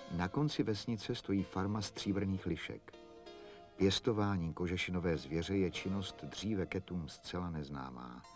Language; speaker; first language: Czech; native; Czech